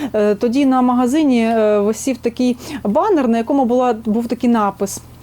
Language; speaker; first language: Ukrainian; non-native, local second language; Russian